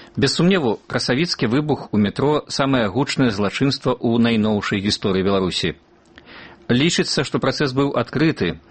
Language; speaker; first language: Belarusian; native; Belarusian